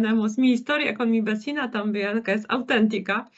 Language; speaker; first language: Spanish; non-native, fluent; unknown